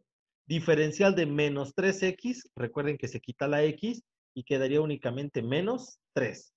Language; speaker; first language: Spanish; native; Spanish